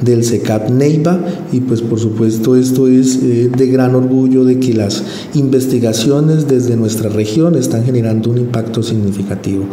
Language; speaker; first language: Spanish; native; Spanish